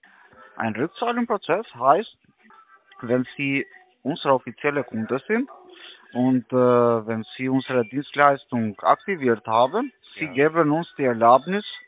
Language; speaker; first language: German; non-native, learner; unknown